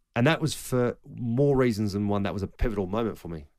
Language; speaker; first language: English; native; English